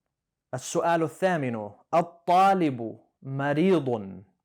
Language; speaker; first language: Arabic; non-native, fluent; English